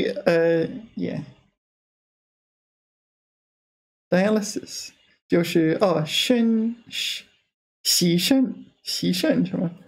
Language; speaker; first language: Chinese; non-native, learner; English